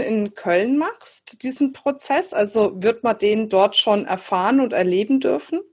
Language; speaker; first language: German; native; German